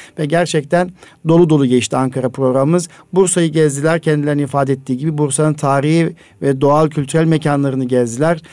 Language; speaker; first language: Turkish; native; Turkish